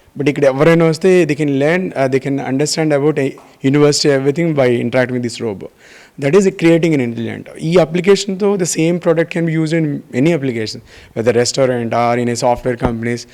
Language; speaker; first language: English; non-native, local second language; Telugu